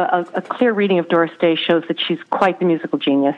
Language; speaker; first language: English; native; English